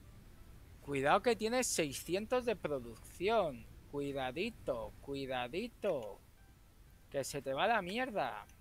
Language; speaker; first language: Spanish; native; Spanish